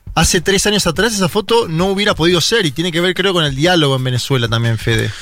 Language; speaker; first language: Spanish; native; Spanish